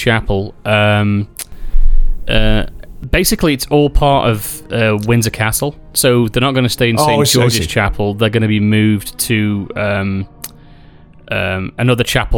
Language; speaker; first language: English; native; English